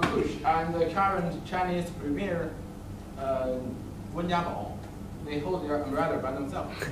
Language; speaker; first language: English; non-native, learner; Chinese